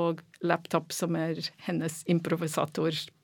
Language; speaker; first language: Norwegian; non-native, fluent; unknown